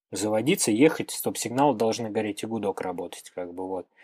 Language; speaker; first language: Russian; native; Russian